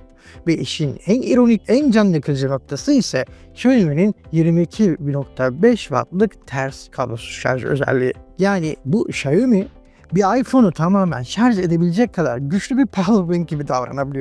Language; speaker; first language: Turkish; native; Turkish